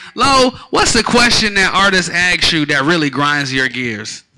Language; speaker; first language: English; native; English